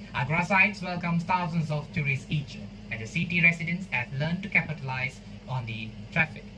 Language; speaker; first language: English; non-native, local second language; Tamil